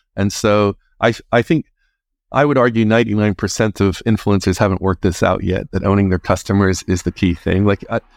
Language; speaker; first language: English; native; English